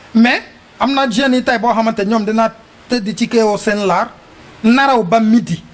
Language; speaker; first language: Wolof; non-native, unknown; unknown